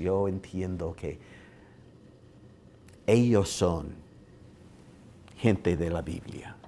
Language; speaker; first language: Spanish; non-native, learner; English